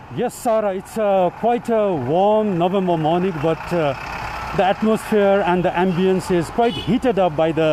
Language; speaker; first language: English; non-native, local second language; Nepali